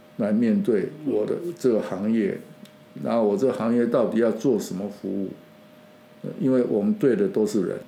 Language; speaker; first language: Chinese; non-native, local second language; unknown